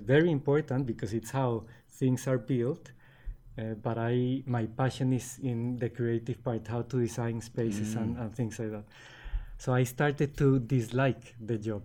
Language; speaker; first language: English; non-native, fluent; Spanish